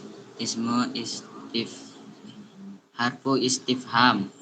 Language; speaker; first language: Arabic; non-native, learner; Indonesian